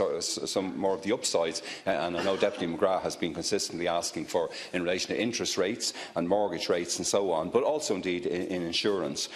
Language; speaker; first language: English; native; English